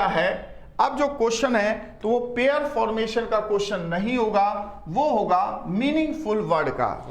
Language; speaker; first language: Hindi; native; Hindi